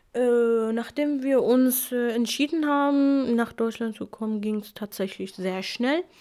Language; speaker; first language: German; non-native, fluent; Kurdish